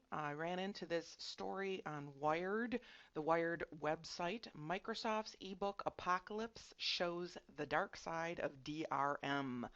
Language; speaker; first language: English; native; English